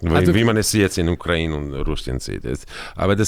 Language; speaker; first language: German; non-native, fluent; Croatian